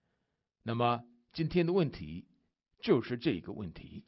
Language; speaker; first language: Chinese; native; Chinese